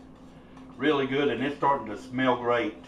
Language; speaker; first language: English; native; English